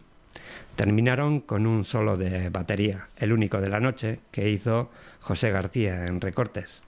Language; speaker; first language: Spanish; non-native, local second language; Basque